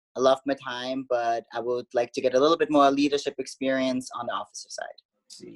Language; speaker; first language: English; non-native, fluent; German